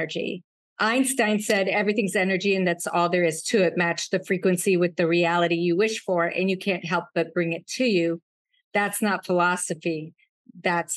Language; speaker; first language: English; native; English